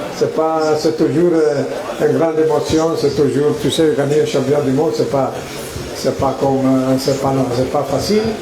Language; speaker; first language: French; non-native, fluent; Italian